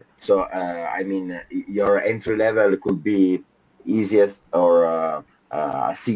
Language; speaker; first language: English; non-native, fluent; Italian